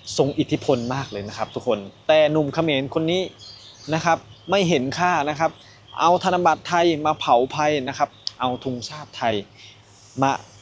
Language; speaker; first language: Thai; native; Thai